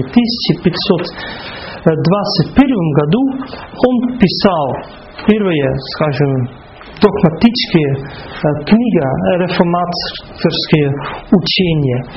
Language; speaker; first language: Russian; non-native, fluent; Dutch